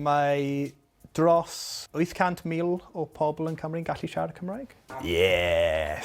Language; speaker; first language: Welsh; non-native, local second language; English